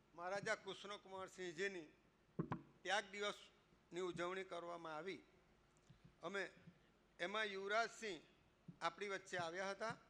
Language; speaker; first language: Gujarati; native; Gujarati